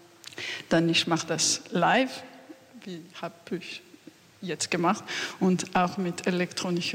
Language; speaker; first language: German; non-native, fluent; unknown